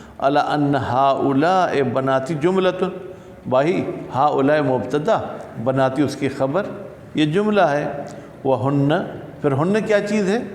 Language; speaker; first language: Urdu; non-native, local second language; Sindhi